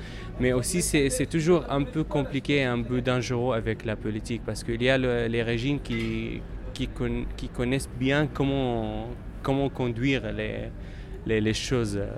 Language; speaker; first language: French; non-native, fluent; Arabic